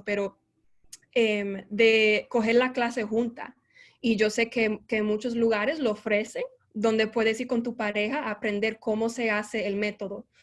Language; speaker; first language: Spanish; early bilingual, heritage; Spanish